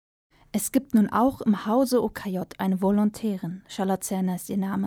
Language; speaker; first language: German; native; German